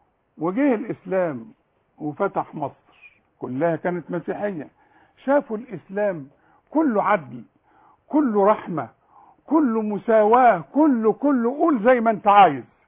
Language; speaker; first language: Arabic; native; Arabic